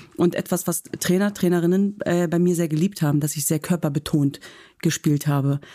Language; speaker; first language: German; native; German